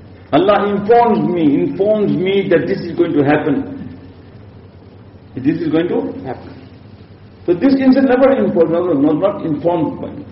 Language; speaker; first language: English; native; English